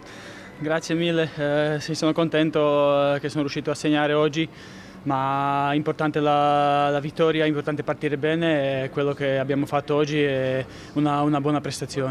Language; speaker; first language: Italian; non-native, fluent; Slovak